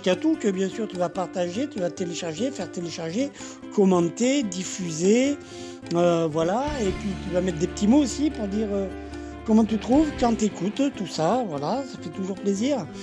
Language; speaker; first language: French; native; French